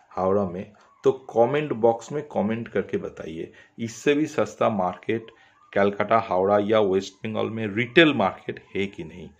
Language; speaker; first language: Hindi; non-native, local second language; Bangla